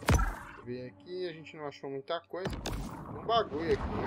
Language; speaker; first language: Portuguese; native; Portuguese